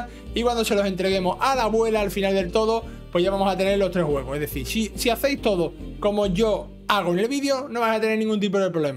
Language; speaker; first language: Spanish; native; Spanish